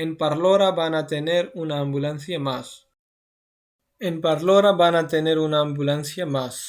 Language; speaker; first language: Spanish; non-native, fluent; Urdu